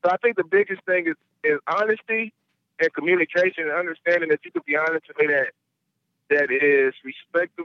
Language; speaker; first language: English; native; English